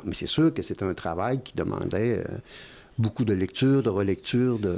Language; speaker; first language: French; native; French